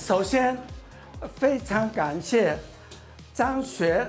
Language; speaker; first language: Chinese; non-native, local second language; Cantonese